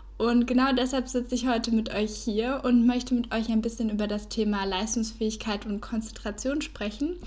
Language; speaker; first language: German; native; German